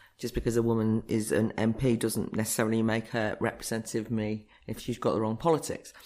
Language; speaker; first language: English; native; English